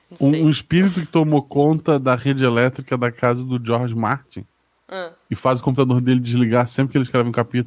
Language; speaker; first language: Portuguese; native; Portuguese